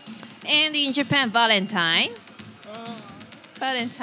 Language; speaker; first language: English; non-native, fluent; Japanese